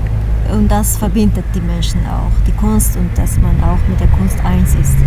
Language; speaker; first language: German; non-native, fluent; Armenian